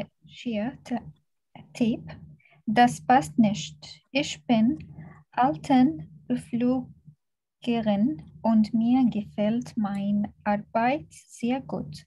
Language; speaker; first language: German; non-native, learner; Arabic